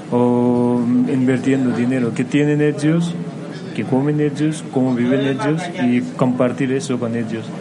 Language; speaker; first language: Spanish; non-native, fluent; Nepali